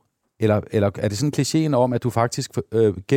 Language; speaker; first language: Danish; native; Danish